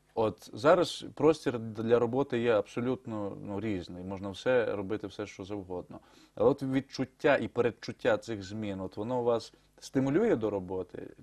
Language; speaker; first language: Ukrainian; native; Ukrainian